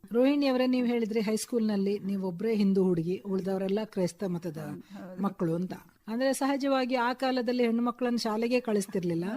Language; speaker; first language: Kannada; non-native, local second language; Konkani